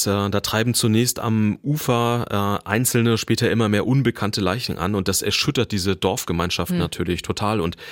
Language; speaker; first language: German; native; German